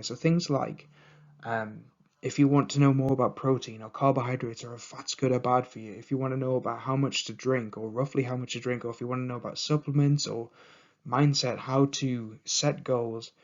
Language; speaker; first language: English; native; English